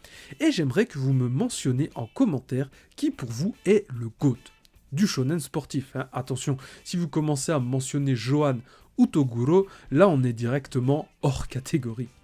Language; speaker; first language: French; native; French